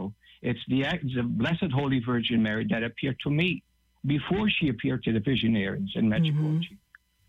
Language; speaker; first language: English; non-native, fluent; Portuguese